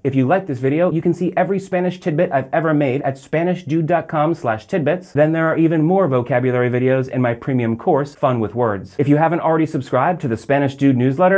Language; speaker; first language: English; native; English